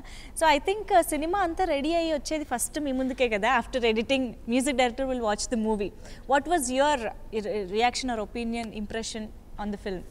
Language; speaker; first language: Telugu; native; Telugu